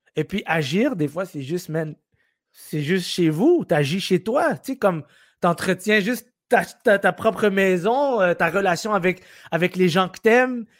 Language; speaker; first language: French; early bilingual, other home language; Arabic